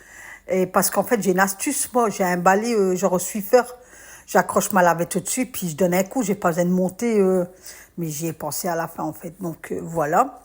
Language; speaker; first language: French; native; French